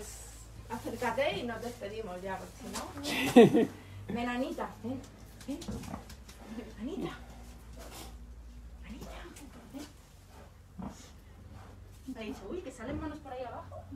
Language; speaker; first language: Spanish; native; Spanish